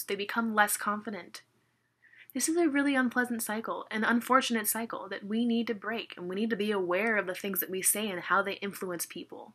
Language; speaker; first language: English; native; English